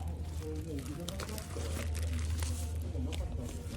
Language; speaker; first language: Japanese; non-native, fluent; Korean